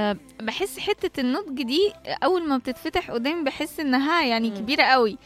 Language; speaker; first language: Arabic; native; Arabic